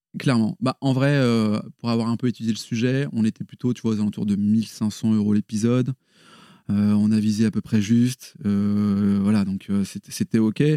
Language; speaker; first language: French; native; French